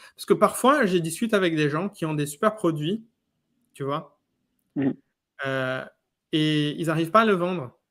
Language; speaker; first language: French; non-native, fluent; Portuguese